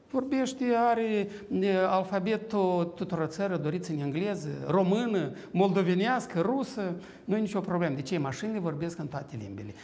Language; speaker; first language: Romanian; native; Romanian